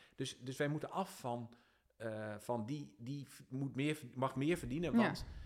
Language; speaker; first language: Dutch; native; Dutch